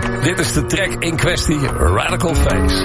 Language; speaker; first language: Dutch; native; Dutch